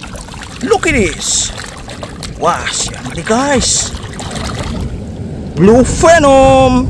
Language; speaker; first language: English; non-native, learner; Indonesian